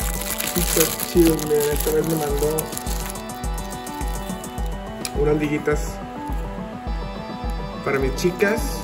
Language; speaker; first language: Spanish; native; Spanish